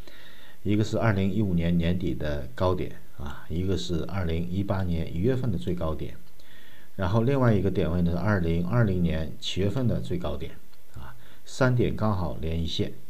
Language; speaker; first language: Chinese; native; Chinese